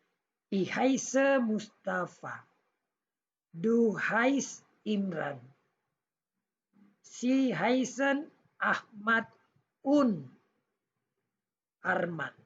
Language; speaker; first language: German; non-native, learner; Indonesian